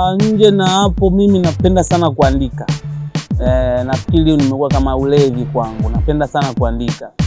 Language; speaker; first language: Swahili; native; Swahili